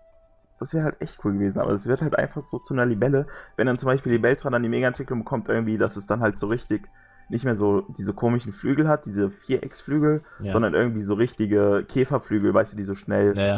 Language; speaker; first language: German; native; German